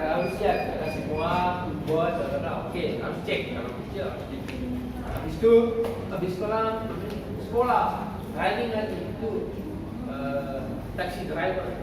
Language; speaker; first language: Indonesian; non-native, learner; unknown